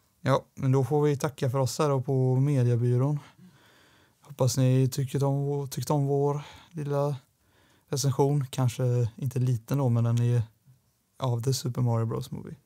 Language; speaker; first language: Swedish; native; Swedish